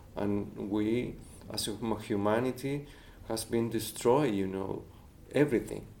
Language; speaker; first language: English; non-native, fluent; Spanish